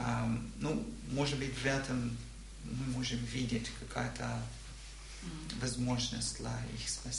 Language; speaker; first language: Russian; non-native, learner; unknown